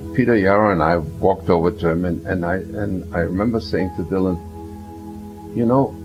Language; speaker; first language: English; early bilingual, other home language; German